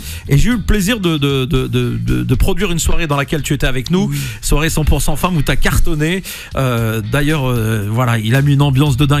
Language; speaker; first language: French; native; French